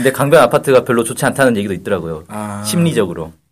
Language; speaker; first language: Korean; native; Korean